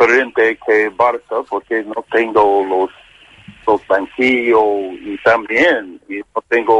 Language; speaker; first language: Spanish; non-native, learner; English